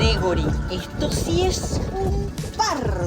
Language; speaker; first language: Spanish; native; Spanish